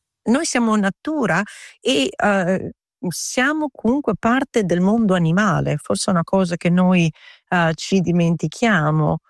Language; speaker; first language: Italian; early bilingual, heritage; Italian